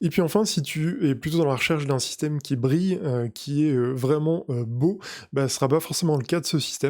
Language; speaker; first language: French; native; French